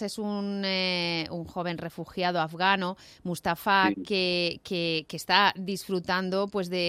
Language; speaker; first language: Spanish; native; Spanish